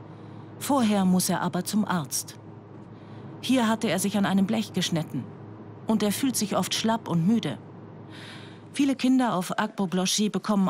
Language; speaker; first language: German; native; German